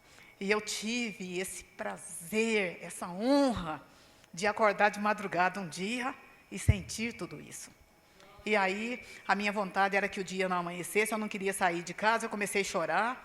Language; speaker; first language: Portuguese; native; Portuguese